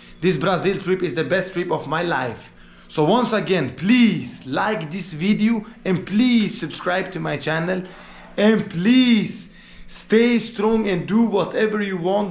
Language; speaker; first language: English; non-native, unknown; Swedish